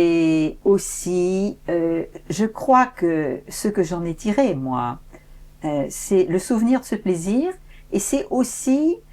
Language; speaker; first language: French; native; French